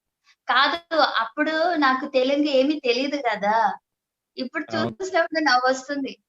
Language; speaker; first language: Telugu; non-native, learner; Malayalam